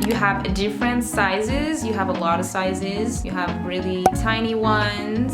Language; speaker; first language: English; non-native, fluent; French